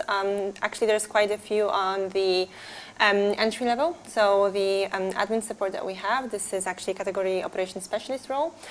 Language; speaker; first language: English; non-native, fluent; Polish